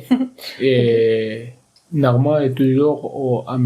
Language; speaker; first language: French; non-native, learner; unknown